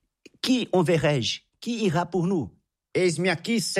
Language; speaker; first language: French; non-native, fluent; Portuguese